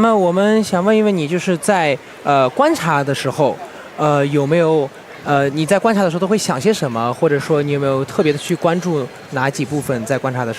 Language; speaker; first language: Chinese; native; Chinese